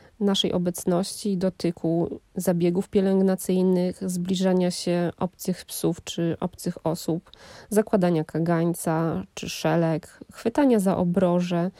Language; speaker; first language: Polish; native; Polish